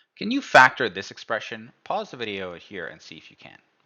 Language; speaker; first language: English; native; English